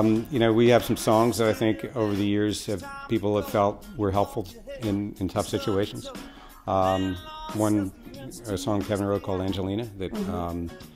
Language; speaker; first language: English; native; English